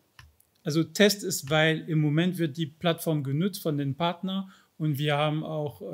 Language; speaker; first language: German; non-native, fluent; French